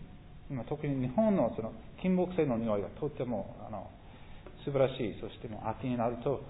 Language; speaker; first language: Japanese; non-native, fluent; English